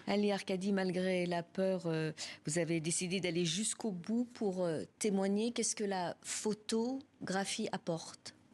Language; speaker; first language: French; native; French